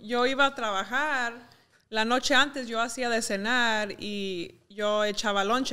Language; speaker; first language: Spanish; early bilingual, heritage; Spanish